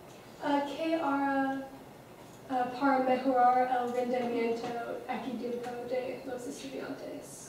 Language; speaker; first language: Spanish; non-native, learner; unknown